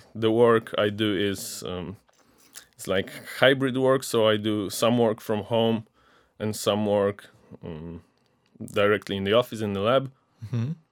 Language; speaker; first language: English; non-native, fluent; Polish